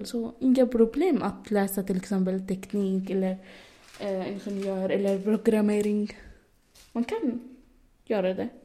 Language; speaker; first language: Swedish; non-native, learner; Arabic